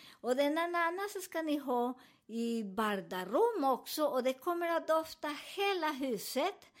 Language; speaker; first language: Swedish; non-native, learner; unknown